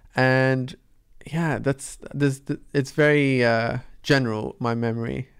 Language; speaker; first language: English; early bilingual, other home language; Arabic